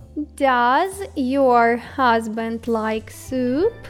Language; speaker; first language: English; non-native, fluent; Ukrainian